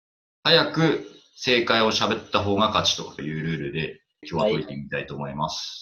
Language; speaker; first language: Japanese; native; Japanese